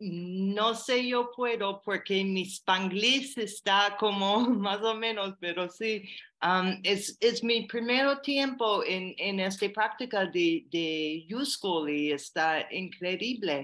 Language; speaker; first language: Spanish; non-native, learner; English